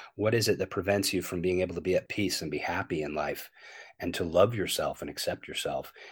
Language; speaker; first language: English; native; English